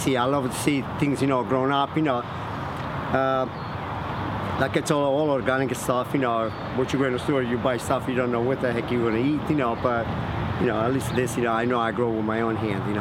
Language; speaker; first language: English; non-native, fluent; Italian